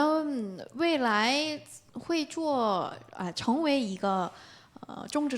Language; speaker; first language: Chinese; non-native, learner; Korean